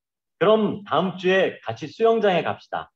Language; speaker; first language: Korean; non-native, learner; Vietnamese